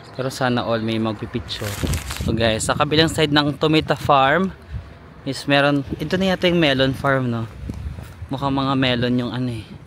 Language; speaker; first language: Filipino; native; Filipino